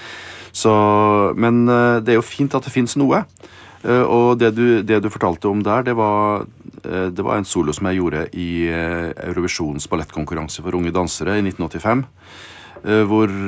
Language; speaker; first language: Norwegian; native; Norwegian